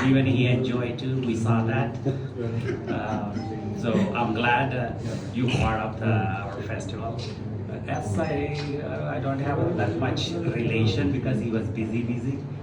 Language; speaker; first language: English; non-native, local second language; Telugu